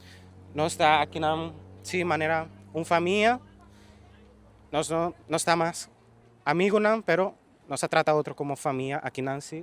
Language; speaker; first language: Portuguese; non-native, learner; Papiamento